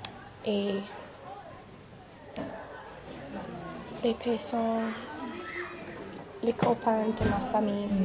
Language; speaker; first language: French; non-native, learner; English